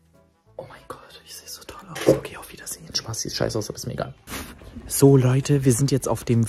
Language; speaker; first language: German; native; German